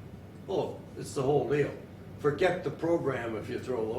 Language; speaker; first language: English; native; English